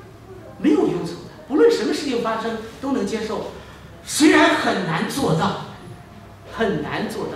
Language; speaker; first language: Chinese; native; Chinese